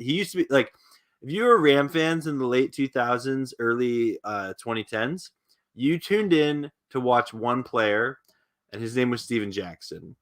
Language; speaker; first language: English; native; English